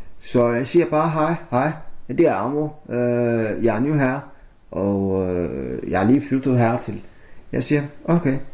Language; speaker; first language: Danish; non-native, learner; Arabic